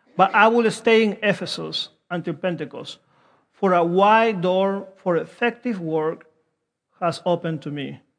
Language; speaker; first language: English; non-native, fluent; Spanish